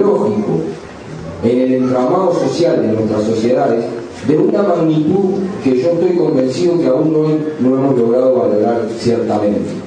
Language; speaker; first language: Spanish; native; Spanish